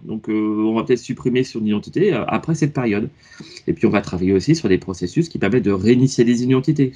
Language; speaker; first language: French; native; French